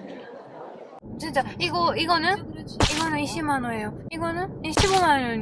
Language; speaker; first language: Korean; non-native, learner; Japanese